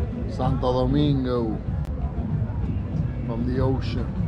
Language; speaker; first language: English; non-native, local second language; French